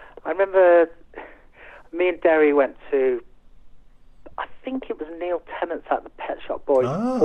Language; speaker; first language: English; native; English